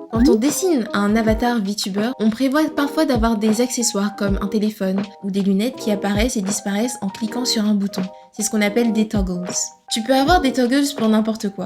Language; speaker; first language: French; native; French